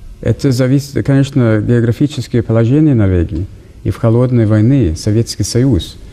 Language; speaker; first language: Russian; non-native, fluent; Norwegian